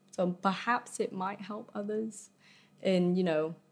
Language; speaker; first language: English; early bilingual, other home language; Vietnamese